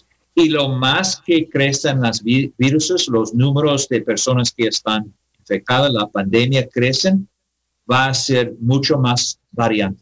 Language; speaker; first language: Spanish; non-native, learner; English